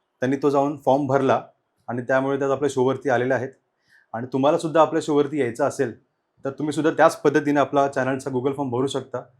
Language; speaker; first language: Marathi; native; Marathi